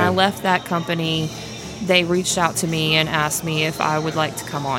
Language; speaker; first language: English; native; English